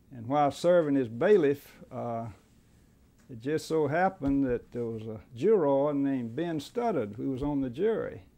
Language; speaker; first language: English; native; English